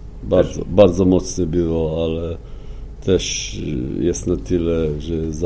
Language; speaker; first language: Polish; non-native, fluent; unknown